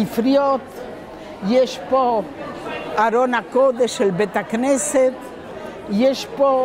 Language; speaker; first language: Hebrew; non-native, local second language; Spanish